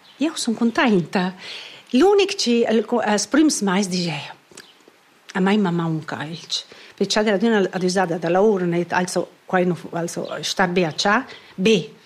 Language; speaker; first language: Italian; non-native, local second language; Romansh